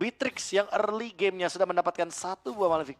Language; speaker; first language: Indonesian; native; Indonesian